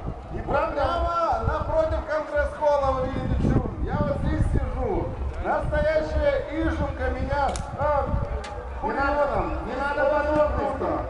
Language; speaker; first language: Russian; native; Russian